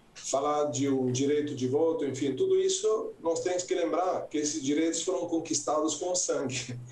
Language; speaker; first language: Portuguese; non-native, fluent; Italian